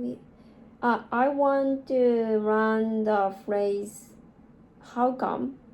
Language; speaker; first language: English; non-native, learner; Japanese